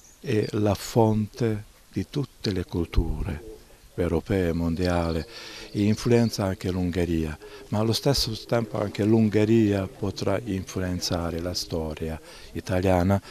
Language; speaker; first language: Italian; non-native, fluent; Hungarian